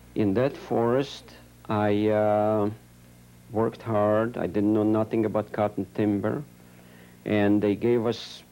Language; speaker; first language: English; non-native, fluent; Yiddish